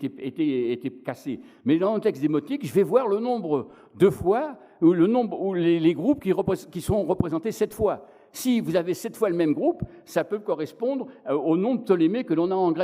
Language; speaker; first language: French; native; French